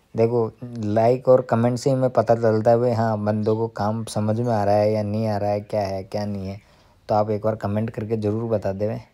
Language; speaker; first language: Hindi; native; Hindi